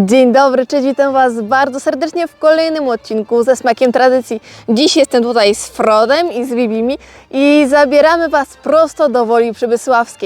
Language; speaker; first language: Polish; native; Polish